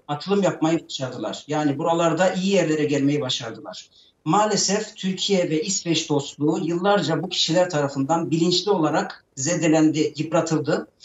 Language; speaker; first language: Turkish; native; Turkish